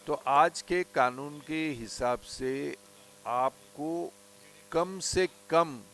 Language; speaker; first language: Hindi; non-native, local second language; Marathi